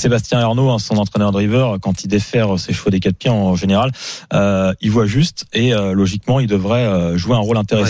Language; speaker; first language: French; native; French